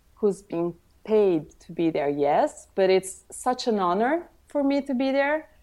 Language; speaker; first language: English; early bilingual, other home language; Italian